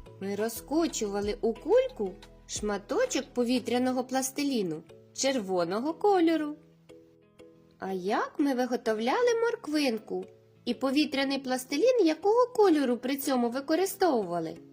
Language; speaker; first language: Ukrainian; native; Ukrainian